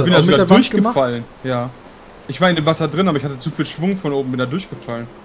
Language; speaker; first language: German; native; German